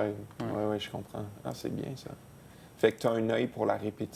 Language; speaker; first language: French; native; French